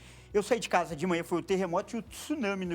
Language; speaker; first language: Portuguese; native; Portuguese